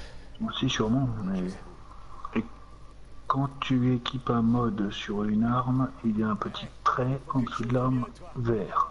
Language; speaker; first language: French; native; French